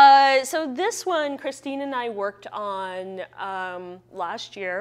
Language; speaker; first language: English; native; English